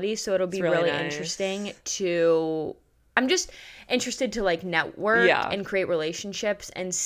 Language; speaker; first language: English; native; English